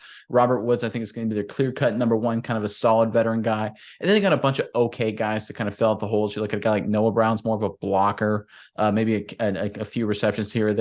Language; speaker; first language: English; native; English